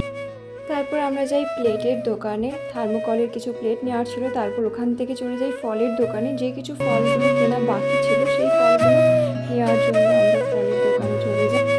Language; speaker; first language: Bangla; native; Bangla